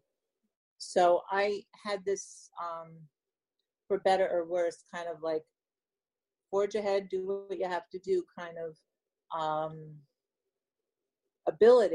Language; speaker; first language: English; native; English